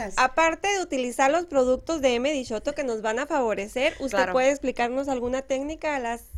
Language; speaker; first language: Spanish; native; Spanish